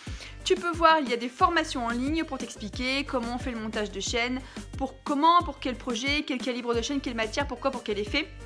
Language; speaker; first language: French; native; French